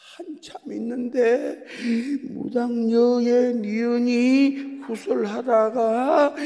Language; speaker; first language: Korean; native; Korean